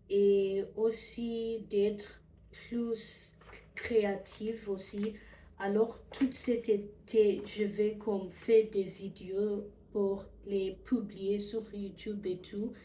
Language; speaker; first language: French; non-native, learner; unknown